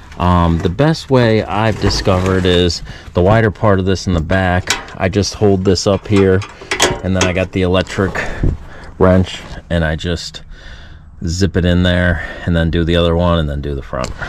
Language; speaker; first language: English; native; English